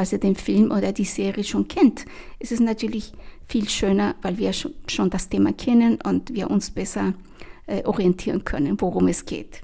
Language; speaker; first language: German; non-native, fluent; Spanish